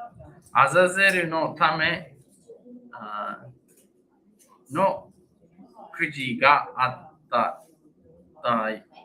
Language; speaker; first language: Japanese; non-native, fluent; English